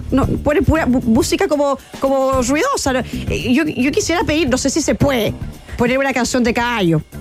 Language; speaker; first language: Spanish; native; Spanish